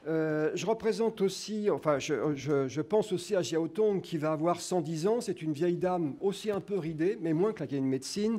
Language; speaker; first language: French; native; French